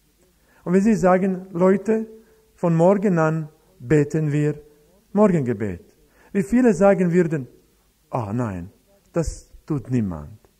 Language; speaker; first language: German; non-native, fluent; Croatian